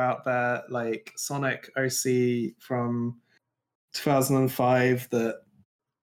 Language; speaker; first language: English; native; English